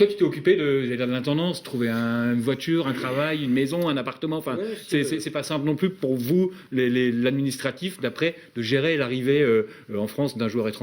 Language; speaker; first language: French; native; French